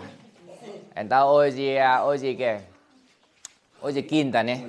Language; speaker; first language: Portuguese; non-native, learner; Vietnamese